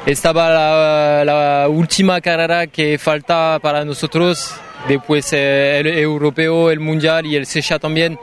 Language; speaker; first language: Spanish; non-native, learner; French